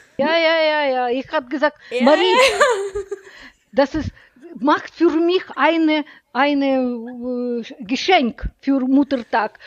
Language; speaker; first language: German; non-native, learner; Russian